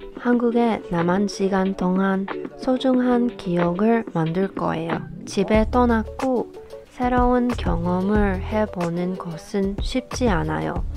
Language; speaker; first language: Korean; non-native, learner; English